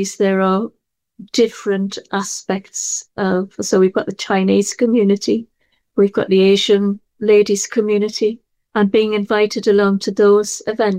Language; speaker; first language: English; native; English